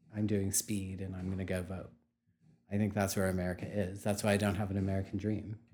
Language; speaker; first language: English; native; English